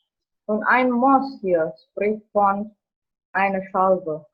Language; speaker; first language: German; non-native, learner; Indonesian